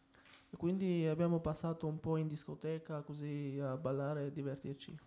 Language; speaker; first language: Italian; non-native, fluent; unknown